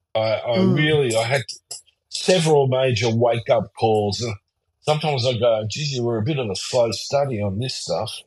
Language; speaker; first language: English; early bilingual, other home language; German